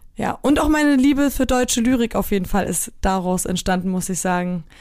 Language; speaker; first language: German; early bilingual, other home language; Polish